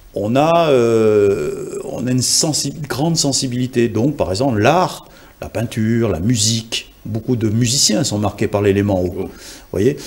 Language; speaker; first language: French; native; French